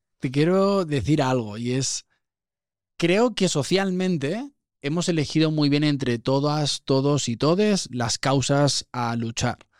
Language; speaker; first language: Spanish; native; Spanish